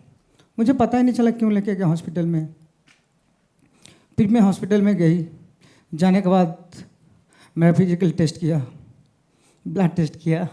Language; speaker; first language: Hindi; non-native, local second language; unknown